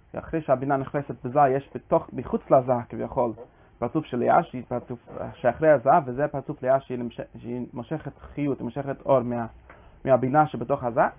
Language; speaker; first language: Hebrew; non-native, fluent; English